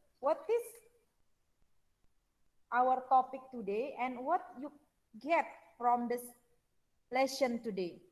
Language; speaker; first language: English; non-native, learner; Indonesian